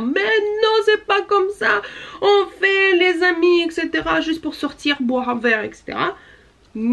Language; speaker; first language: French; non-native, fluent; Russian